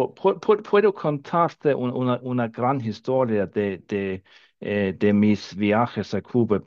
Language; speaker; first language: Spanish; non-native, fluent; Danish